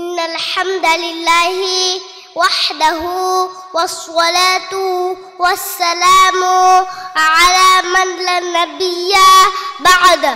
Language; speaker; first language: Arabic; non-native, learner; Bangla